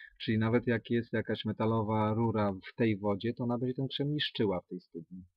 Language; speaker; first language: Polish; native; Polish